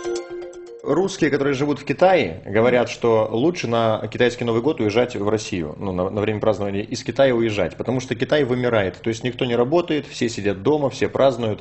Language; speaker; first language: Russian; native; Russian